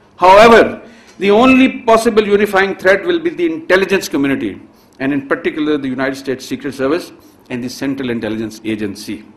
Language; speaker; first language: English; non-native, local second language; Urdu